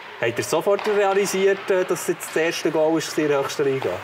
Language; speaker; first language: German; native; German